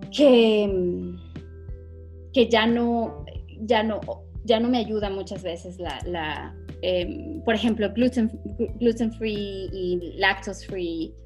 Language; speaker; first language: Spanish; native; Spanish